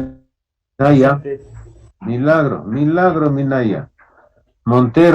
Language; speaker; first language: Spanish; native; Spanish